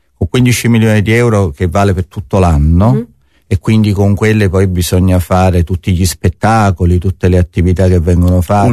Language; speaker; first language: Italian; native; Italian